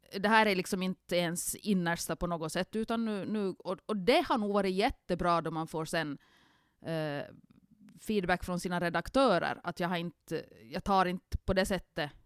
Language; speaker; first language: Swedish; native; Swedish